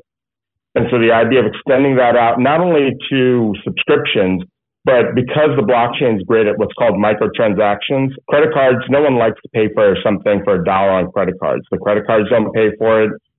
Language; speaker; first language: English; native; English